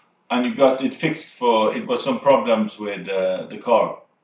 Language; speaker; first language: English; non-native, fluent; Norwegian